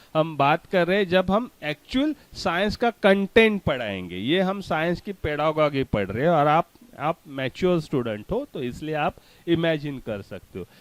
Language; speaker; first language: Hindi; non-native, local second language; Marathi